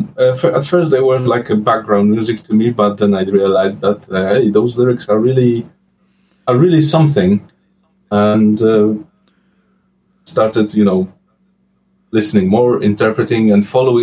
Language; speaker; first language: English; non-native, fluent; Polish